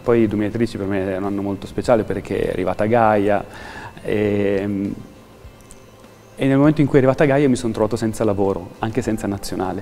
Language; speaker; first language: Italian; native; Italian